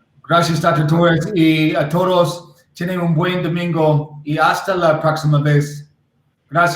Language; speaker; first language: Spanish; non-native, learner; English